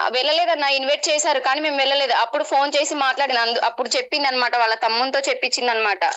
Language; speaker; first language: Telugu; non-native, local second language; Lambadi